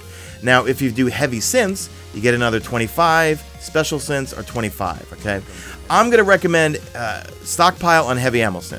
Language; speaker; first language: English; native; English